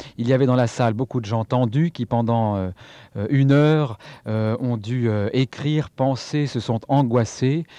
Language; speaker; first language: French; native; French